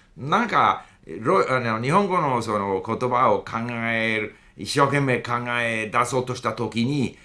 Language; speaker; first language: Japanese; non-native, fluent; English